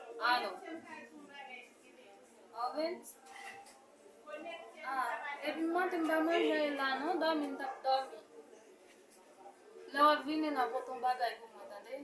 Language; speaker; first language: French; non-native, learner; Haitian Creole